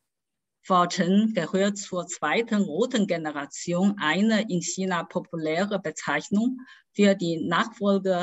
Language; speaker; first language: German; non-native, fluent; Chinese